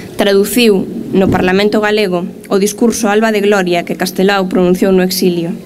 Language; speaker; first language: Galician; native; Galician